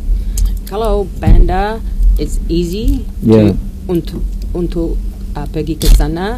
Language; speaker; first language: Indonesian; non-native, learner; English